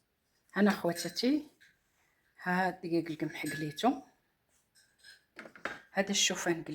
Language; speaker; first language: Arabic; native; Arabic